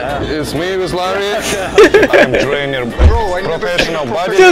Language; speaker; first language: English; non-native, learner; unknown